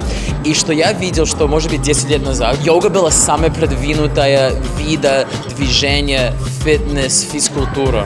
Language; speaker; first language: Russian; non-native, fluent; English